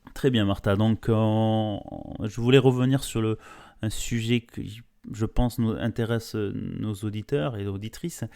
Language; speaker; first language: French; native; French